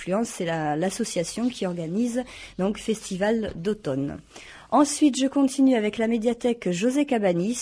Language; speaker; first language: French; native; French